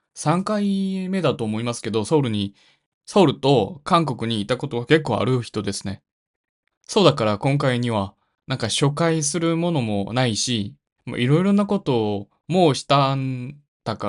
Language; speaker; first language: Japanese; non-native, learner; Korean